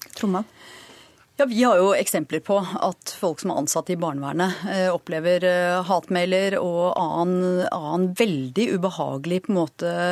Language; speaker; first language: Norwegian; native; Norwegian